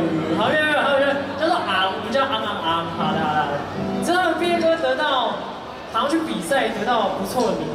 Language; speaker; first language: Chinese; native; Chinese